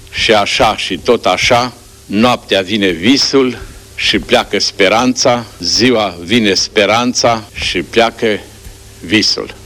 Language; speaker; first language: Romanian; native; Romanian